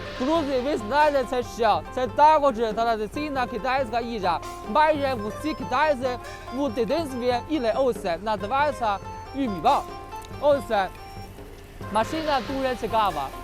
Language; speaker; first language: Ukrainian; non-native, learner; Chinese